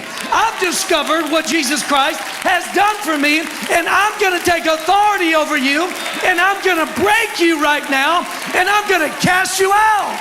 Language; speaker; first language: English; native; English